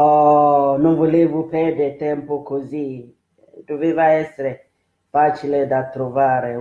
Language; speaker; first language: Italian; non-native, fluent; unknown